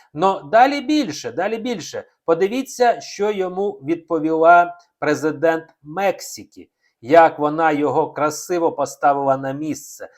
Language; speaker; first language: Ukrainian; non-native, local second language; Russian